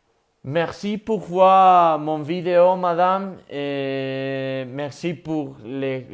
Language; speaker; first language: French; non-native, learner; Spanish